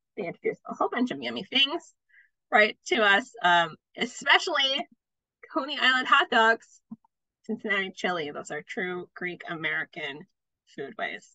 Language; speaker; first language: English; native; English